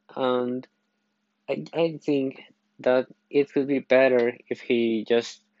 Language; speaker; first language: English; non-native, fluent; Spanish